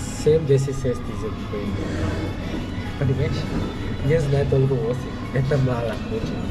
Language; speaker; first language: Russian; non-native, learner; Hindi